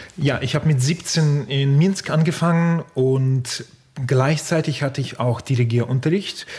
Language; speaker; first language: German; non-native, fluent; Russian